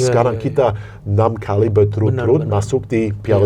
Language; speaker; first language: Indonesian; non-native, fluent; English